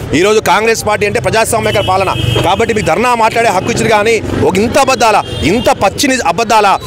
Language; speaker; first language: Telugu; non-native, local second language; Urdu